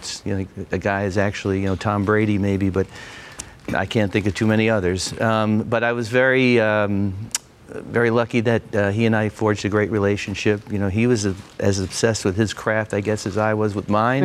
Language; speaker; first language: English; native; English